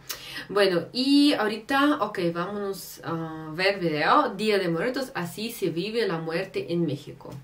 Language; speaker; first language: Spanish; non-native, fluent; Russian